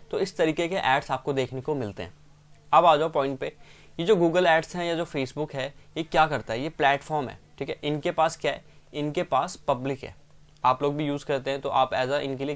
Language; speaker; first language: Hindi; native; Hindi